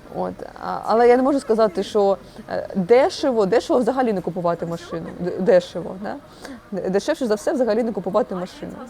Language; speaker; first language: Ukrainian; non-native, local second language; Russian